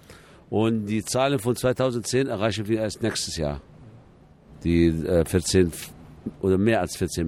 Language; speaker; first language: German; non-native, fluent; Arabic